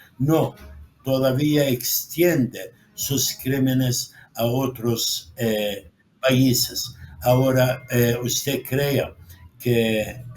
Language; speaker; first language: Spanish; non-native, fluent; Arabic